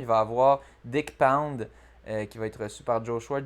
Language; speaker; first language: French; native; French